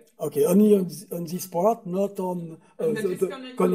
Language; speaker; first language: English; non-native, fluent; French